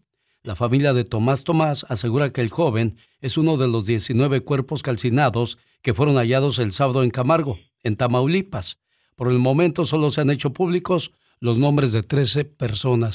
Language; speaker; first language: Spanish; native; Spanish